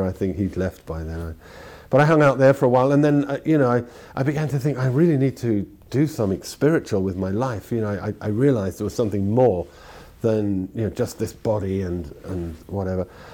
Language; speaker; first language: English; native; English